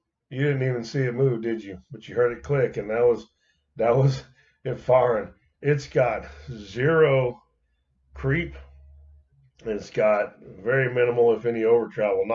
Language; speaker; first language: English; native; English